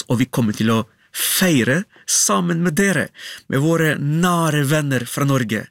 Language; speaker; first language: Norwegian; non-native, fluent; Ukrainian